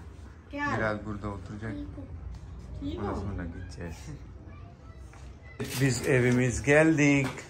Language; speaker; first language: Turkish; non-native, learner; Urdu